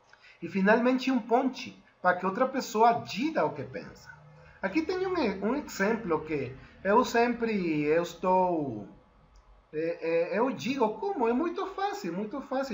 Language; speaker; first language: Portuguese; non-native, fluent; Spanish